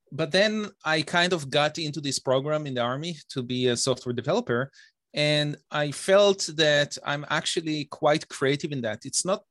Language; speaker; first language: English; non-native, fluent; Hebrew